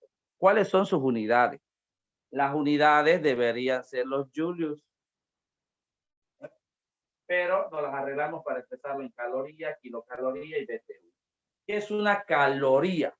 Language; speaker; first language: Spanish; native; Spanish